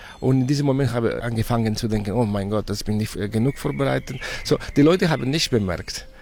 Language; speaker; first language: German; non-native, fluent; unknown